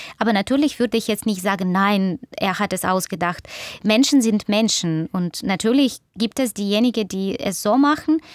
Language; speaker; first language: German; non-native, fluent; Russian